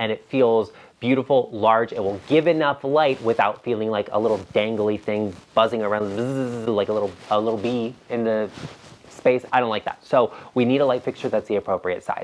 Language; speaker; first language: English; native; English